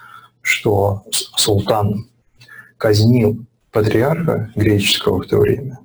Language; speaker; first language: Russian; native; Russian